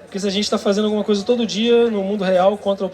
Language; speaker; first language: Portuguese; native; Portuguese